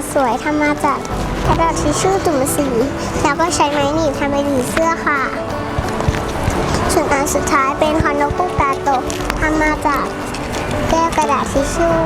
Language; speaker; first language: Thai; native; Thai